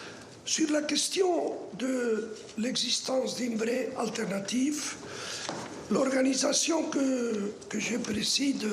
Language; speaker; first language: French; non-native, fluent; Spanish